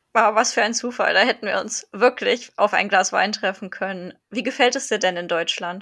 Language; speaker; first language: German; native; German